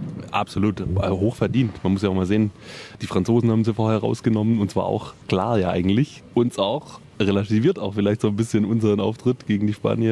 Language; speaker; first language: German; native; German